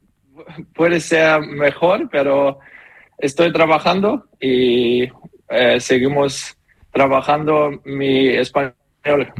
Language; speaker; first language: Spanish; non-native, learner; German